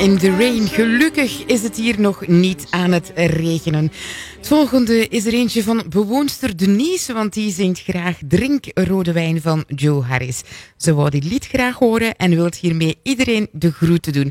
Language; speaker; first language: Dutch; native; Dutch